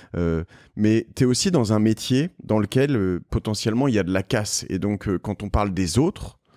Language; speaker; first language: French; native; French